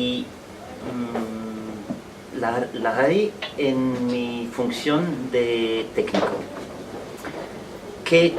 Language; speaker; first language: Spanish; non-native, fluent; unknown